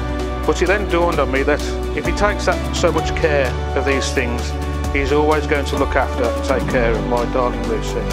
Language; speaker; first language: English; native; English